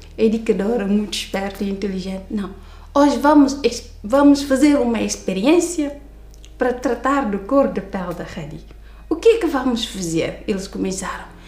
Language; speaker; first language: Portuguese; non-native, fluent; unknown